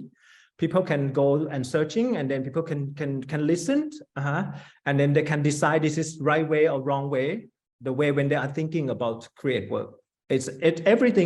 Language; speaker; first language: English; non-native, fluent; Thai